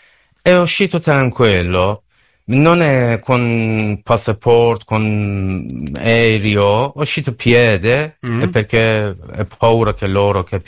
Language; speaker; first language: Italian; non-native, learner; Persian